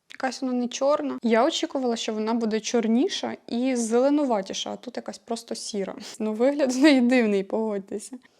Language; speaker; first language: Ukrainian; non-native, local second language; Russian